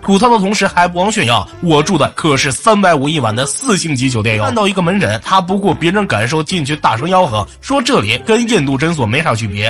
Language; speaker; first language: Chinese; native; Chinese